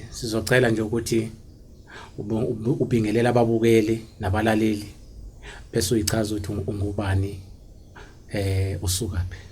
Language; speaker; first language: Zulu; native; Zulu